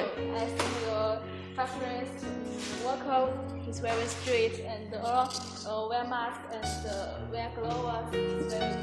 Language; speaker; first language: English; non-native, learner; Somali